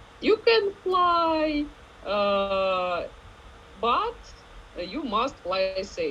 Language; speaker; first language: English; non-native, learner; Ukrainian